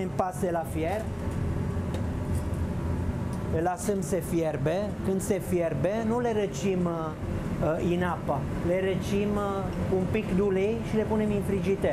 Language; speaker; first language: Romanian; non-native, fluent; Italian